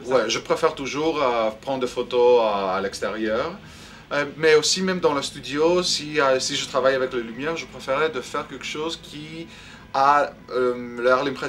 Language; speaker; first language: French; non-native, fluent; Greek